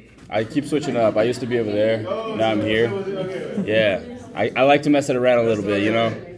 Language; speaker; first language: English; non-native, fluent; Portuguese